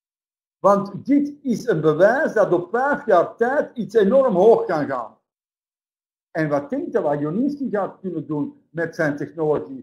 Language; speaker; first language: Dutch; native; Dutch